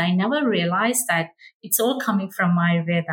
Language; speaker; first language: English; non-native, local second language; Malayalam